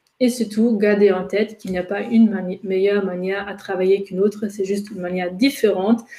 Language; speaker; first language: French; non-native, fluent; German